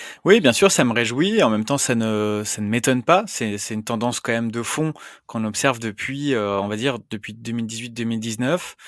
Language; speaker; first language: French; native; French